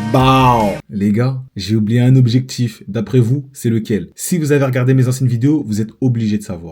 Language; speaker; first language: French; native; French